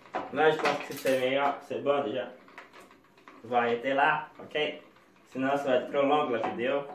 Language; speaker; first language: French; non-native, learner; Portuguese